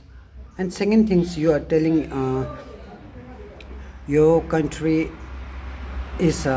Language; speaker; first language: English; non-native, learner; Tibetan